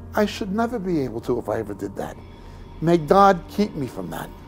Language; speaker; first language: English; native; English